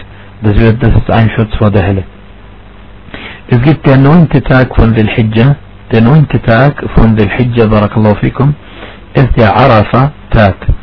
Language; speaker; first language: German; non-native, fluent; Arabic